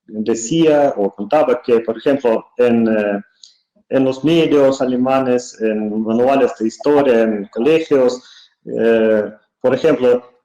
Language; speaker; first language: Spanish; non-native, fluent; Russian